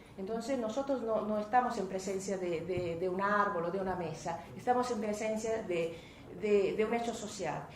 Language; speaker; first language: Spanish; non-native, fluent; Italian